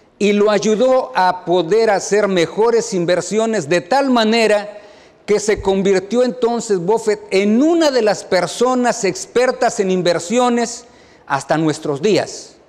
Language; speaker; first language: Spanish; native; Spanish